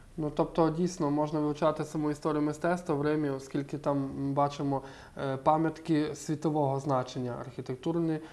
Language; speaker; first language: Ukrainian; native; Ukrainian